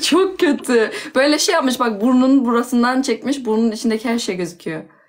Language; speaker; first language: Turkish; early bilingual, heritage; Turkish